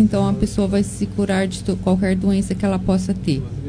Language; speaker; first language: Portuguese; native; Portuguese